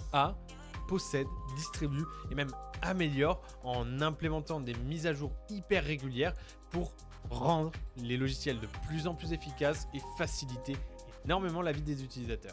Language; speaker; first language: French; native; French